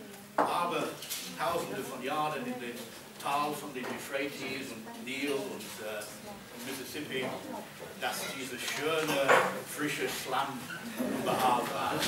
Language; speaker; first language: German; non-native, fluent; English